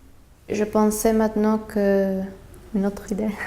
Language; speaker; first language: French; non-native, learner; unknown